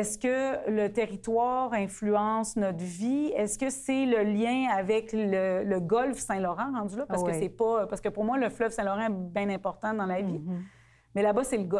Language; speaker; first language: French; native; French